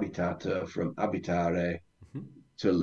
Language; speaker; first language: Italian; non-native, learner; English